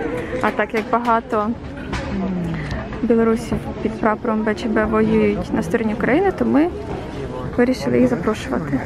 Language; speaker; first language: Ukrainian; native; Ukrainian